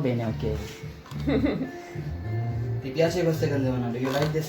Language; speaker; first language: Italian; non-native, learner; Urdu